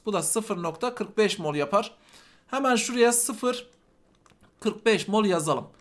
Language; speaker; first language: Turkish; native; Turkish